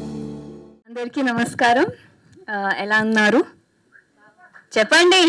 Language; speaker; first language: Telugu; non-native, fluent; Hindi